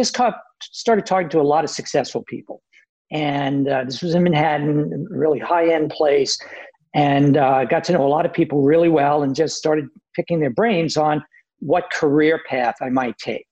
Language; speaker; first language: English; native; English